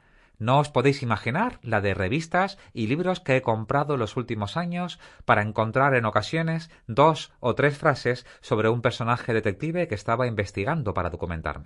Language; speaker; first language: Spanish; native; Spanish